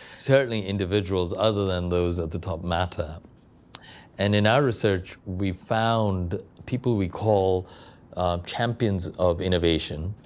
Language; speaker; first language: English; non-native, local second language; Malayalam